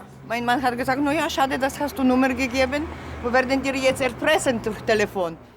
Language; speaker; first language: German; non-native, learner; Polish